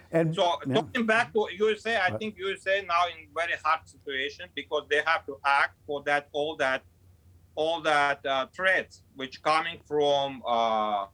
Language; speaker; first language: English; non-native, fluent; Azerbaijani